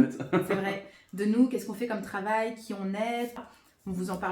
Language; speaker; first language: French; native; French